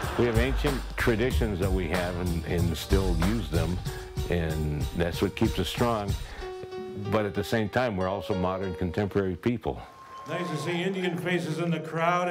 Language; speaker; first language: English; native; English